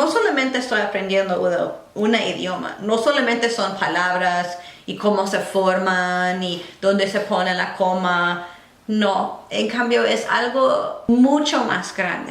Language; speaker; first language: Spanish; non-native, fluent; English